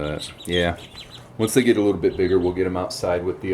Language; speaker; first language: English; native; English